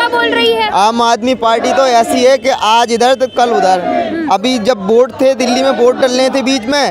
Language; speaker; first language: Hindi; native; Hindi